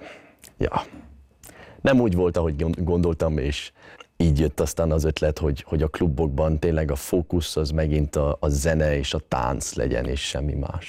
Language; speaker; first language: Hungarian; early bilingual, other home language; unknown